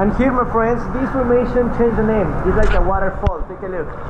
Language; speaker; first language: English; non-native, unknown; Spanish